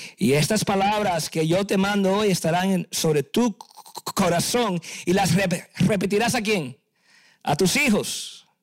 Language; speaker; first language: Spanish; early bilingual, heritage; Spanish